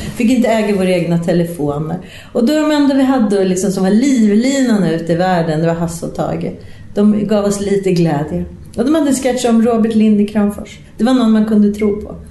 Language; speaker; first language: Swedish; native; Swedish